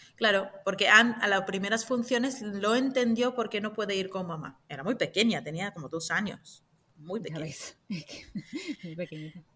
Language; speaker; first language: Spanish; non-native, fluent; Hebrew